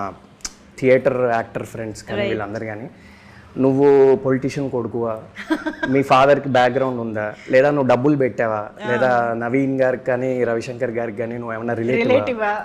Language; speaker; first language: Telugu; native; Telugu